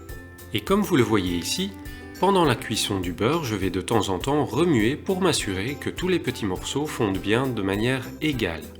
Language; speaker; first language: French; native; French